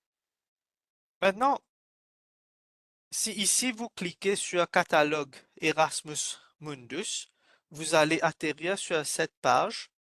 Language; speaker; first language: French; non-native, fluent; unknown